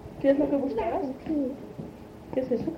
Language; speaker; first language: Spanish; native; Spanish